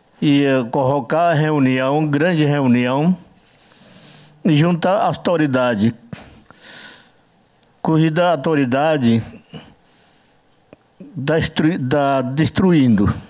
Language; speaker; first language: Portuguese; non-native, learner; Yanomámi